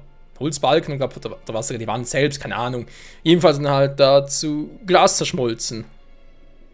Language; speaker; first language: German; native; German